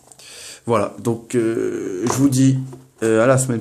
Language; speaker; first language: French; native; French